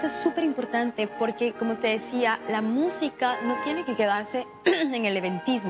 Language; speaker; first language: Spanish; native; Spanish